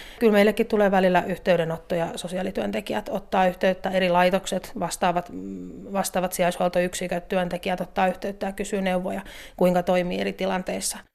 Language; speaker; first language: Finnish; native; Finnish